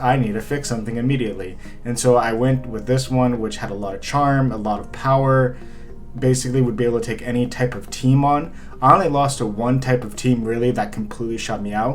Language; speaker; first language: English; native; English